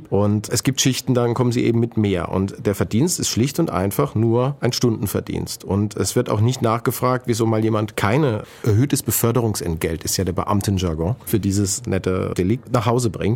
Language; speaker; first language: German; native; German